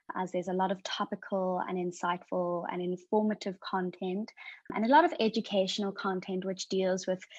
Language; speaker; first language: English; native; English